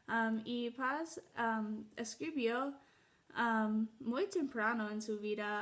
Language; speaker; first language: Spanish; non-native, learner; English